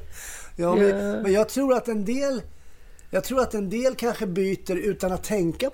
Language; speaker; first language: Swedish; native; Swedish